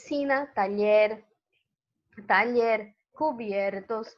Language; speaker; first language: Spanish; non-native, fluent; Portuguese